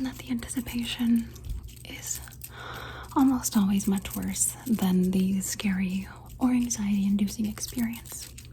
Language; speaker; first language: English; early bilingual, other home language; Spanish